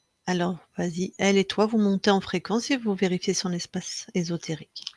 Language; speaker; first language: French; native; French